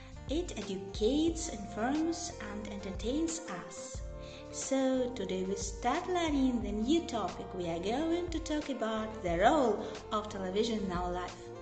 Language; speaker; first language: English; non-native, fluent; Ukrainian